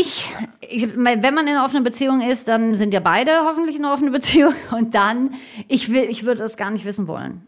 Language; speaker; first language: German; native; German